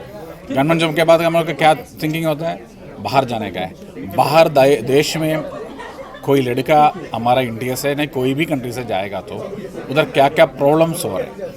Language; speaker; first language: Hindi; non-native, local second language; Malayalam